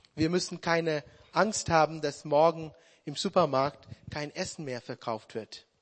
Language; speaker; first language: German; non-native, fluent; Sinhala